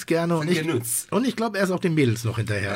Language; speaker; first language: German; native; German